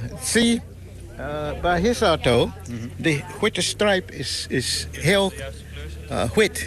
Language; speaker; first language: Dutch; non-native, learner; English